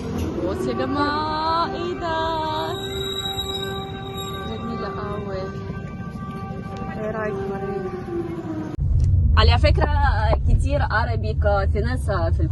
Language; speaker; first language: Arabic; non-native, learner; Russian